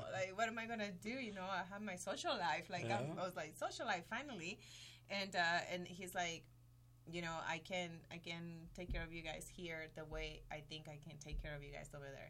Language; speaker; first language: English; non-native, fluent; Spanish